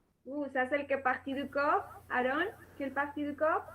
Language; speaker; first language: French; non-native, learner; Spanish